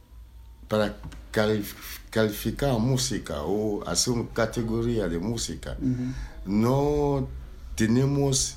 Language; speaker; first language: Spanish; non-native, learner; Lingala